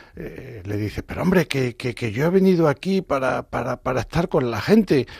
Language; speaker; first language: Spanish; native; Spanish